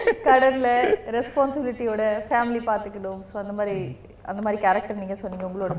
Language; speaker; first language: Tamil; native; Tamil